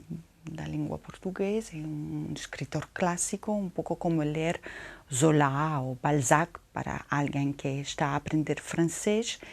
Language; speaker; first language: Portuguese; non-native, fluent; French